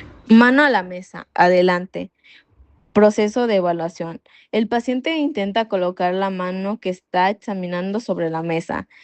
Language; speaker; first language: Spanish; native; Spanish